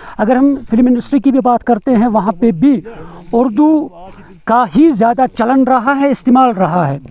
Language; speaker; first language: Urdu; native; Urdu